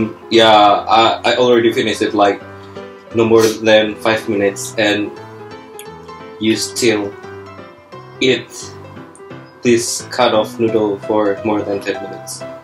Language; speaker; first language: English; non-native, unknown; Indonesian